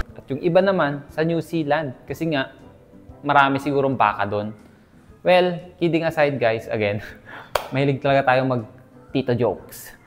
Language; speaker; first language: Filipino; native; Filipino